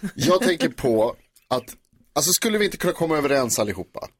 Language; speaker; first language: Swedish; native; Swedish